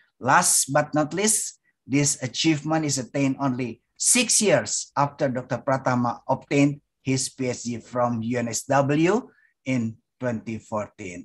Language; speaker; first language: English; non-native, fluent; Indonesian